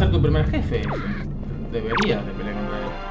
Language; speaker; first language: Spanish; native; Spanish